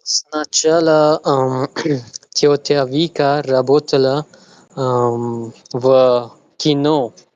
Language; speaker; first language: Russian; non-native, learner; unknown